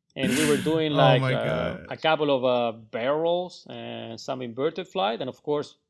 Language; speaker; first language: English; non-native, fluent; Spanish